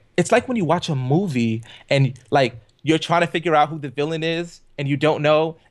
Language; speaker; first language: English; native; English